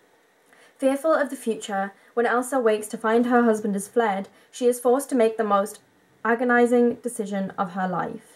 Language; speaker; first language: English; native; English